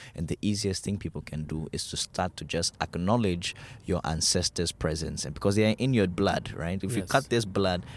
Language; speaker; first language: English; non-native, local second language; Ewe